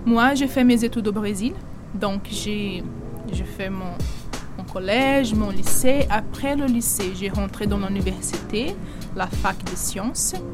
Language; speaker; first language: French; non-native, fluent; Portuguese